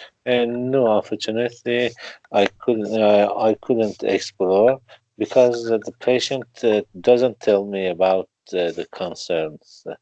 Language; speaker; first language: English; non-native, learner; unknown